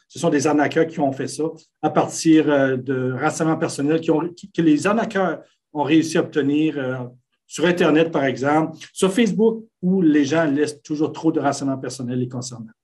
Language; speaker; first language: French; native; French